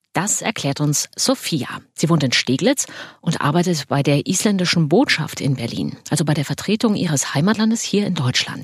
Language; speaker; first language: German; native; German